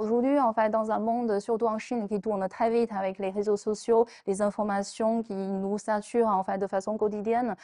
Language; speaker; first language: French; non-native, fluent; Chinese